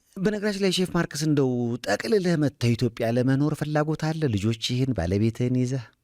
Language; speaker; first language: Amharic; native; Amharic